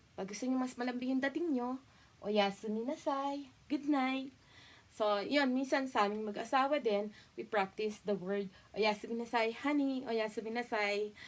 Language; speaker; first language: Filipino; native; Filipino